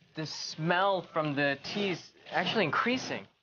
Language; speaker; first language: English; native; English